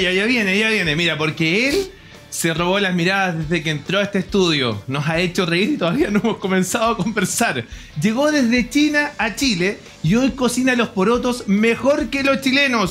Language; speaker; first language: Spanish; native; Spanish